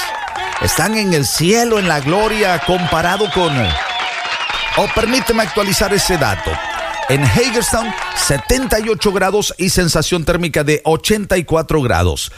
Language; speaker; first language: Spanish; native; Spanish